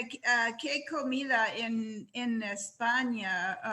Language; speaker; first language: Spanish; non-native, learner; English